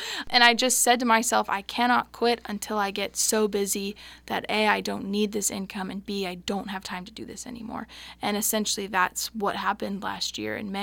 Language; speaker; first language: English; native; English